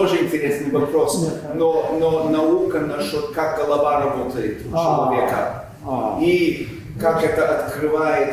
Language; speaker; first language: Russian; early bilingual, heritage; English